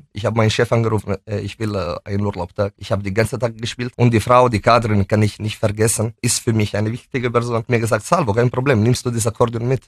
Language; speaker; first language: German; non-native, fluent; Italian